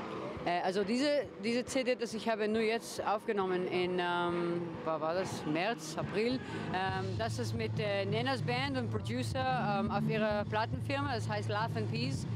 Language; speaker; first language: German; non-native, learner; English